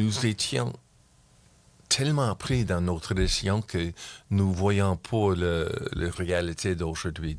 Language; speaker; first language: French; non-native, local second language; English